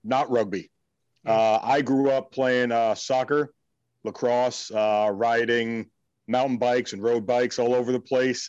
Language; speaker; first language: English; native; English